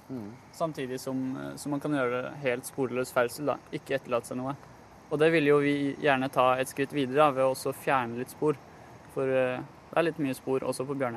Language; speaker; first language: Norwegian; native; Norwegian